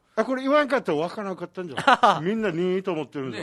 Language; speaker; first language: Japanese; native; Japanese